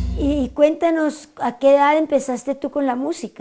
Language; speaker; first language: Spanish; native; Spanish